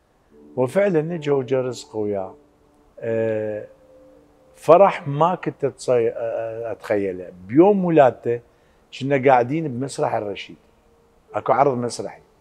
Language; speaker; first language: Arabic; native; Arabic